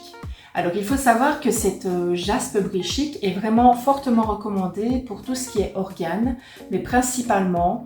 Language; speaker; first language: French; native; French